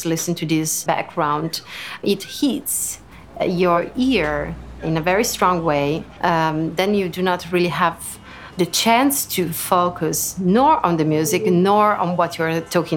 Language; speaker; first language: English; non-native, fluent; Italian